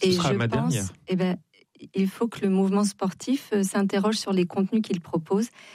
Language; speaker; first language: French; native; French